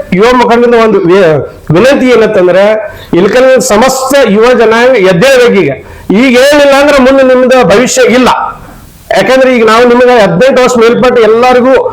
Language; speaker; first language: Kannada; non-native, local second language; Urdu